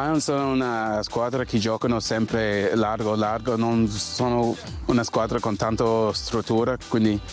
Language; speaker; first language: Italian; non-native, fluent; English